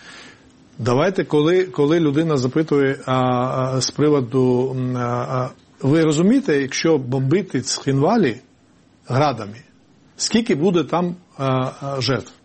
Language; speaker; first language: Ukrainian; non-native, fluent; Georgian